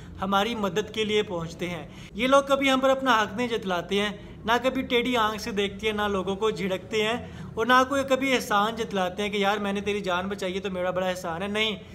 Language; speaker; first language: Urdu; native; Urdu